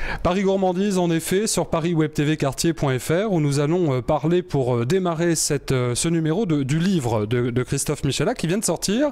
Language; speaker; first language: French; native; French